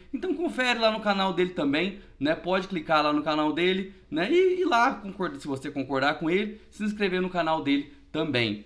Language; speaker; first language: Portuguese; native; Portuguese